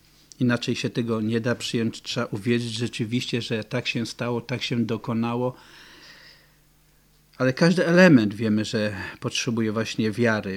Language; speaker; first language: Polish; native; Polish